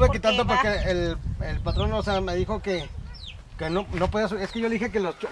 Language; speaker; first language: Spanish; native; Spanish